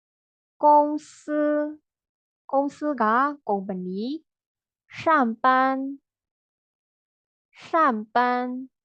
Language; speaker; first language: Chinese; non-native, fluent; Burmese